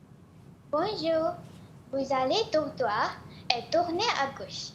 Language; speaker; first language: French; non-native, learner; Malay